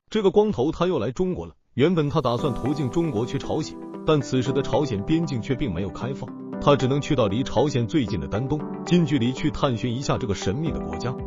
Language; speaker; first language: Chinese; native; Chinese